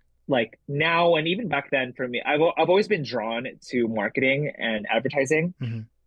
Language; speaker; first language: English; early bilingual, other home language; Indonesian